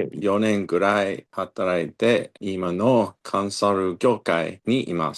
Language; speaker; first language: Japanese; non-native, learner; English